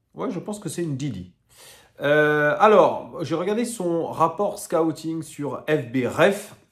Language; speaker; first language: French; native; French